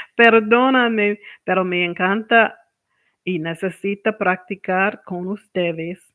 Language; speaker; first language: Spanish; non-native, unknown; English